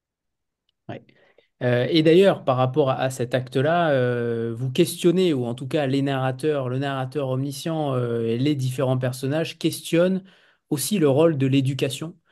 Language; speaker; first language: French; native; French